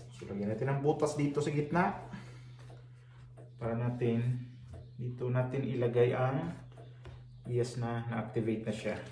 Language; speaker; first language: Filipino; native; Filipino